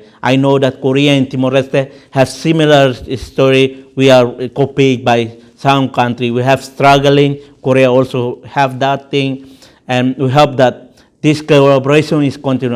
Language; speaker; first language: English; non-native, fluent; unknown